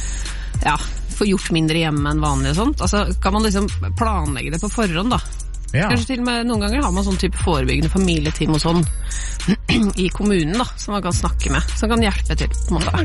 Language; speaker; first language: Norwegian; native; Norwegian